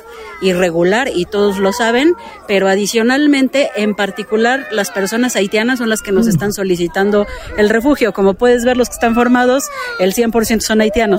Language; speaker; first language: Spanish; native; Spanish